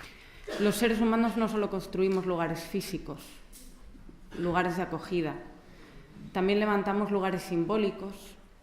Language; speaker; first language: Spanish; native; Spanish